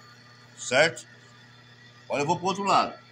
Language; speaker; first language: Portuguese; native; Portuguese